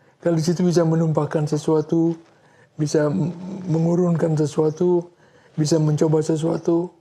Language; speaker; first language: Indonesian; non-native, local second language; Balinese